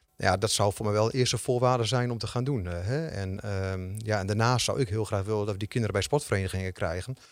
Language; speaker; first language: Dutch; native; Dutch